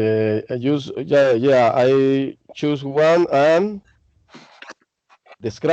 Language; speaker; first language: English; non-native, learner; Spanish